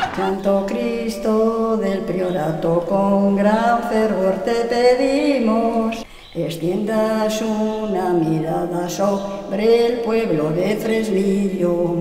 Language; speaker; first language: Spanish; native; Spanish